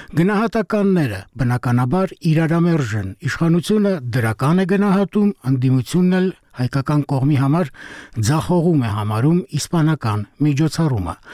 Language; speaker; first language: Armenian; native; Armenian